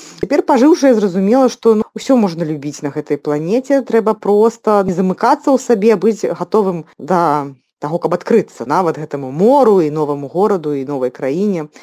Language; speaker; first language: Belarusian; non-native, local second language; Russian